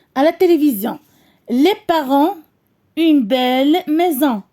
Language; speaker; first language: French; non-native, local second language; Arabic